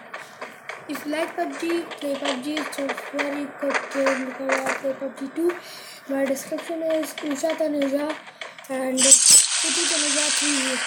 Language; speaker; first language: English; non-native, learner; Hindi